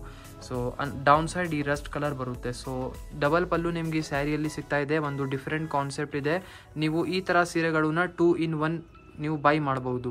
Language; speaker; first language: Kannada; native; Kannada